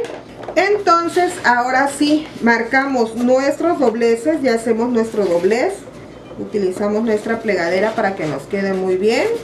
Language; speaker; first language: Spanish; native; Spanish